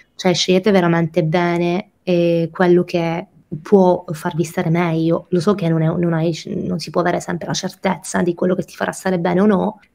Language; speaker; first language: Italian; native; Italian